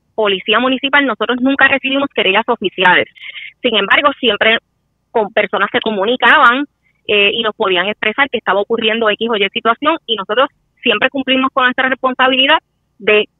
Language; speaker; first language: Spanish; native; Spanish